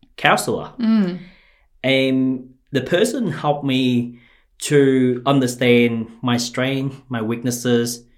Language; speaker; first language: English; non-native, fluent; Vietnamese